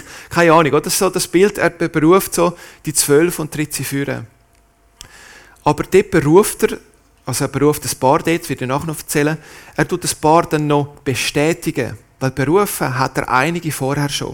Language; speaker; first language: German; native; German